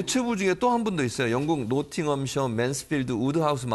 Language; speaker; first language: Korean; native; Korean